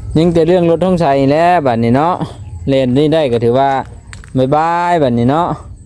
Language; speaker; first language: Thai; native; Thai